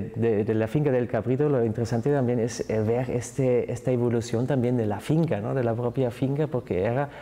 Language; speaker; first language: Spanish; non-native, fluent; German